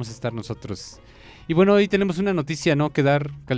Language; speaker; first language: Spanish; native; Spanish